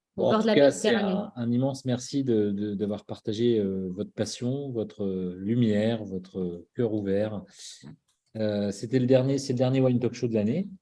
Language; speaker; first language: French; native; French